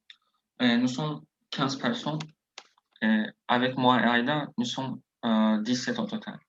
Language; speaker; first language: French; non-native, fluent; Turkish